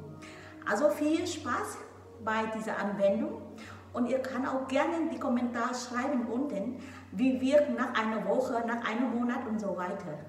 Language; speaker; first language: German; non-native, learner; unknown